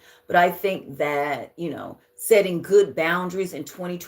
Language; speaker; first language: English; native; English